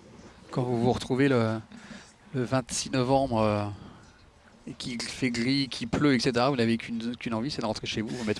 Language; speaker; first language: French; native; French